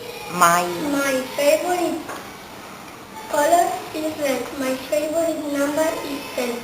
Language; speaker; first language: English; non-native, learner; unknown